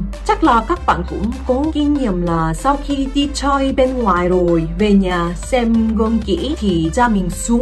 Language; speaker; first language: Vietnamese; non-native, fluent; Korean